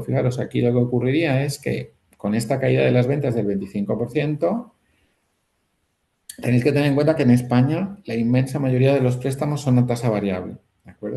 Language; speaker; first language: Spanish; native; Spanish